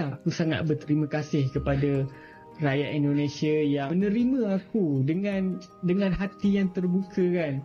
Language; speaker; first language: Malay; native; Malay